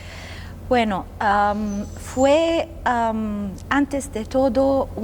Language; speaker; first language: Spanish; non-native, fluent; Arabic